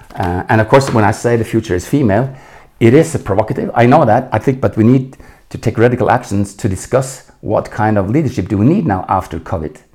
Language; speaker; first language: English; non-native, fluent; Norwegian